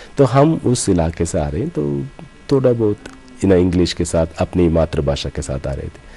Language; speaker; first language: Hindi; non-native, local second language; Tamil